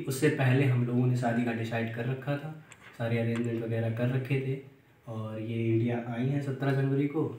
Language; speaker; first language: Hindi; native; Hindi